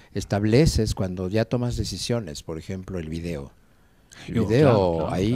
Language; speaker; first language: Spanish; native; Spanish